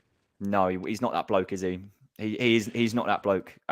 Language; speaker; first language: English; native; English